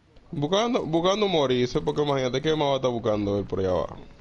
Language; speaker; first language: Spanish; early bilingual, heritage; Spanish